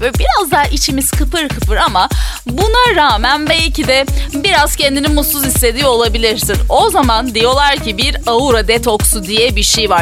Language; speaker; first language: Turkish; native; Turkish